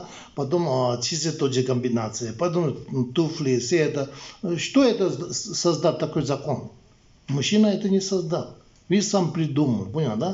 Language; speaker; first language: Russian; non-native, learner; Tibetan